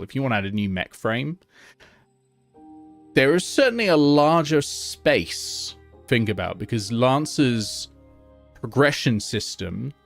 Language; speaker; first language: English; native; English